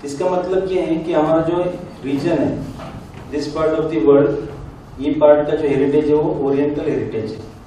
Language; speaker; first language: Hindi; non-native, local second language; Marathi